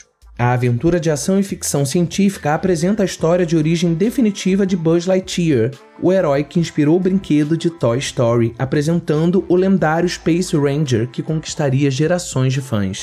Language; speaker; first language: Portuguese; native; Portuguese